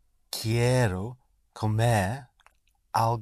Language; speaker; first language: Spanish; non-native, learner; English